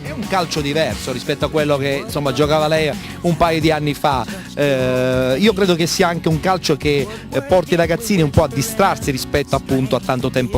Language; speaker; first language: Italian; native; Italian